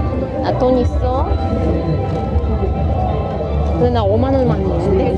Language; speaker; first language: Korean; non-native, learner; Russian